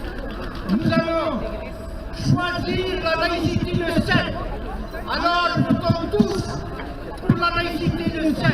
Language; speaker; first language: French; non-native, fluent; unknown